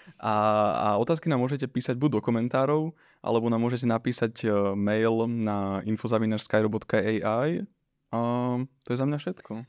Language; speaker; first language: Slovak; native; Slovak